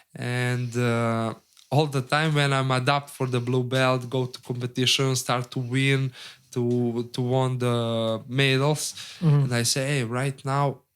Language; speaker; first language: English; non-native, learner; Serbian